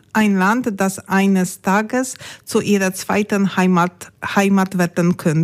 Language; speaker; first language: German; non-native, learner; Polish